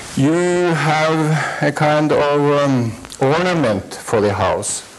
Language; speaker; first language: English; non-native, fluent; Norwegian